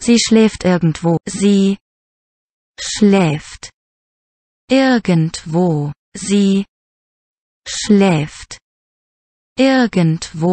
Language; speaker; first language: German; non-native, learner; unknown